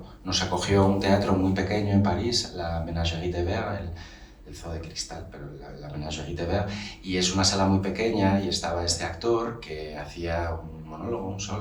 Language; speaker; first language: Spanish; native; Spanish